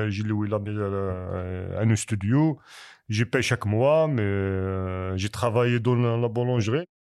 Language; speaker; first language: French; non-native, learner; Kabyle